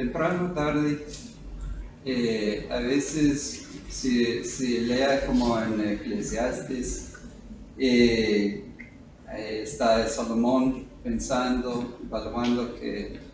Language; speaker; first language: Spanish; non-native, fluent; English